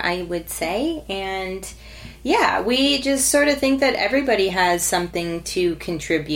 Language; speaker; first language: English; native; English